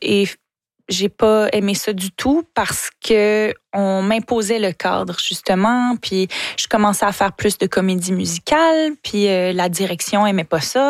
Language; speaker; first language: French; native; French